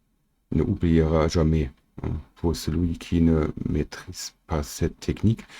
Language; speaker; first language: French; non-native, fluent; German